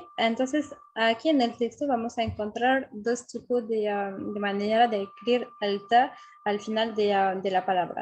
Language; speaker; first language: Spanish; non-native, fluent; French